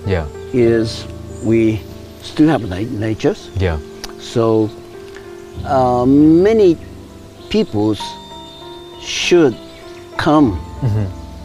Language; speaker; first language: English; non-native, learner; Japanese